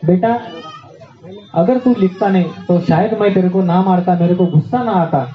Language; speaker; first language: Hindi; non-native, local second language; Marathi